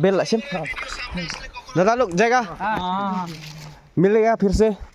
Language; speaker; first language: Hindi; non-native, local second language; Khasi